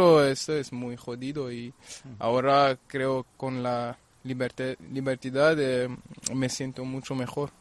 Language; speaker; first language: Spanish; non-native, fluent; German